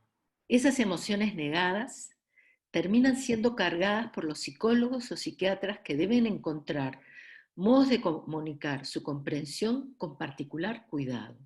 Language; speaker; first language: Spanish; native; Spanish